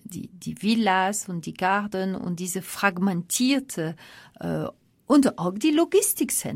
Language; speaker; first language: German; non-native, fluent; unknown